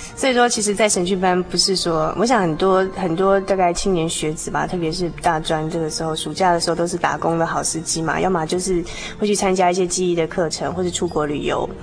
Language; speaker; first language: Chinese; native; Chinese